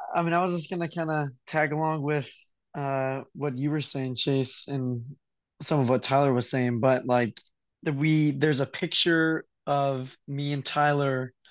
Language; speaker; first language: English; native; English